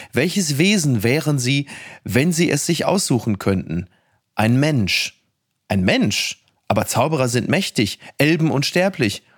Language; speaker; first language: German; native; German